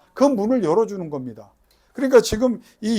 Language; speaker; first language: Korean; native; Korean